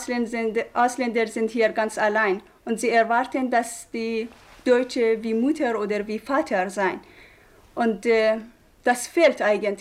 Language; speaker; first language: German; non-native, fluent; Persian